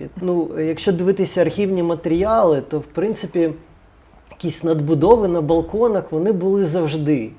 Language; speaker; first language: Ukrainian; native; Ukrainian